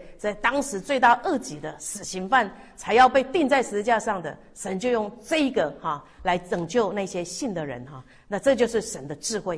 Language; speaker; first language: Chinese; native; Chinese